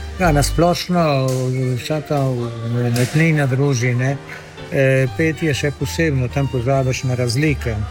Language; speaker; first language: Slovenian; early bilingual, heritage; Slovenian